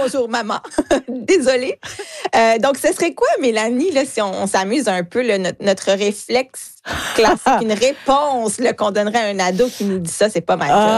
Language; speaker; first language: French; native; French